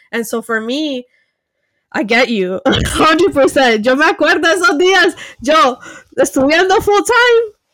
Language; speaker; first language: Spanish; early bilingual, heritage; Spanish